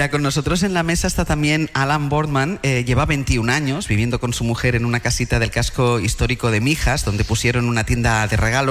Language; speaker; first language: Spanish; native; Spanish